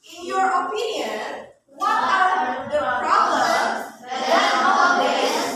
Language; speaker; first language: English; non-native, learner; Indonesian